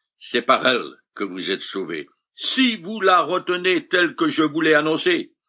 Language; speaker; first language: French; native; French